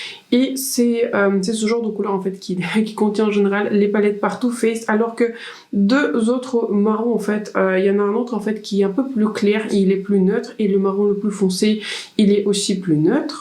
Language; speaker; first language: French; native; French